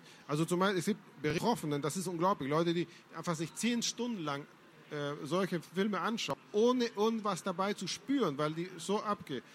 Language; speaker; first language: German; non-native, fluent; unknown